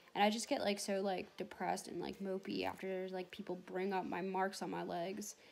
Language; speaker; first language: English; native; English